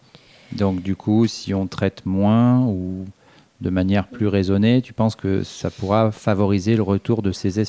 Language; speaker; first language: French; native; French